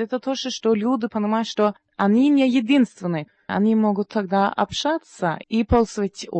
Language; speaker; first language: Russian; non-native, learner; Norwegian